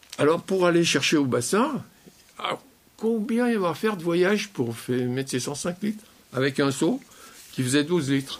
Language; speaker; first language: French; native; French